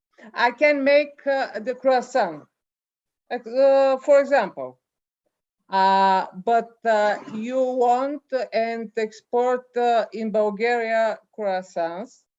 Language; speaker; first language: English; non-native, learner; Bulgarian